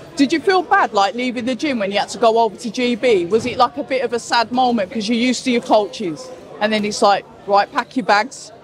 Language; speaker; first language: English; native; English